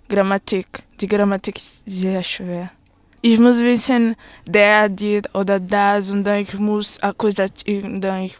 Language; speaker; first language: German; non-native, learner; Portuguese